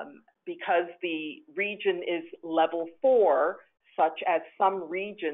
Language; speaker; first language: English; native; English